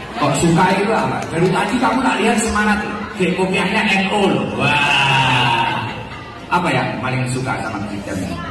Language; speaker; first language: Indonesian; native; Indonesian